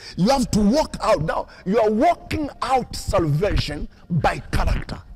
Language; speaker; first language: English; non-native, local second language; Swahili